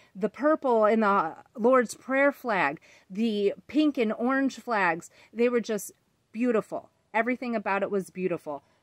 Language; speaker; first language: English; native; English